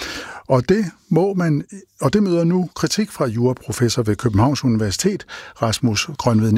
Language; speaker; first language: Danish; native; Danish